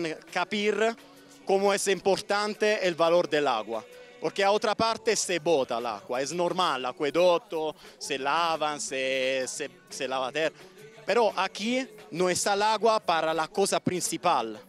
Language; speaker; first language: Spanish; non-native, learner; Italian